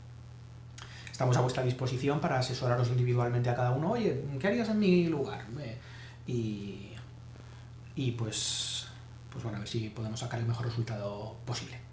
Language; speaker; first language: Spanish; native; Spanish